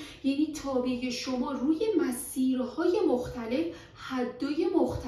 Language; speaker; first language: Persian; native; Persian